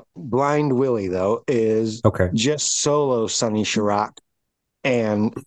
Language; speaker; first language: English; native; English